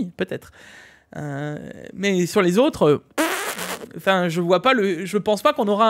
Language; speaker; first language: French; native; French